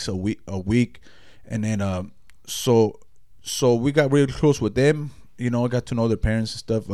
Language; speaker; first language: English; native; English